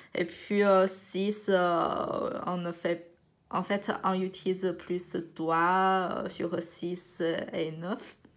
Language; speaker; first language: French; non-native, fluent; Chinese